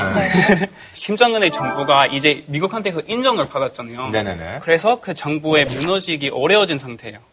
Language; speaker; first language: Korean; non-native, fluent; English